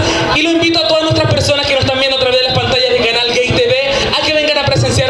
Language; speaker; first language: Spanish; native; Spanish